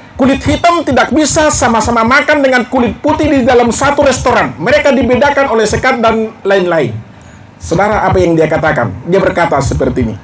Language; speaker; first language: Indonesian; non-native, local second language; Batak Toba